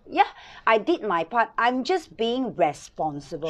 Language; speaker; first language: English; non-native, local second language; Chinese